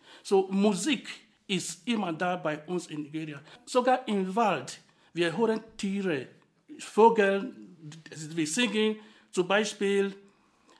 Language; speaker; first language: German; non-native, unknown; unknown